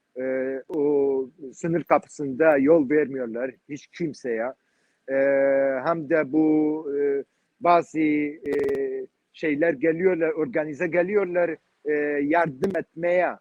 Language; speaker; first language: Turkish; non-native, learner; Kurdish